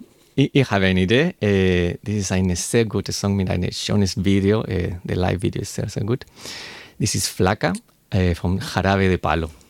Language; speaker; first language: German; non-native, learner; Spanish